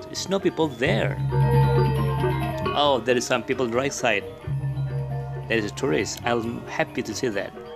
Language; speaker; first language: English; non-native, local second language; Indonesian